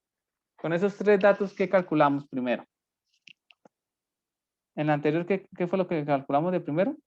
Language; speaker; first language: Spanish; native; Spanish